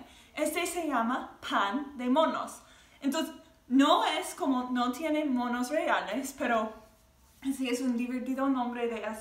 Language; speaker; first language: Spanish; non-native, learner; English